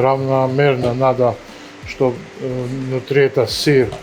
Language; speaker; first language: Russian; non-native, learner; Georgian